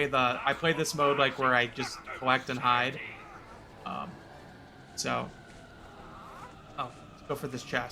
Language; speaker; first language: English; native; English